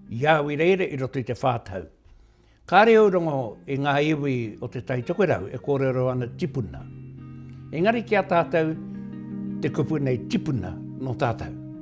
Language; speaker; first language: Māori; native; Māori